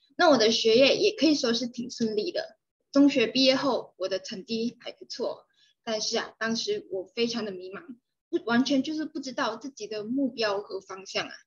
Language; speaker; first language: Chinese; native; Chinese